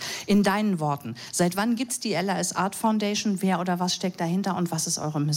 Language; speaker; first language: German; native; German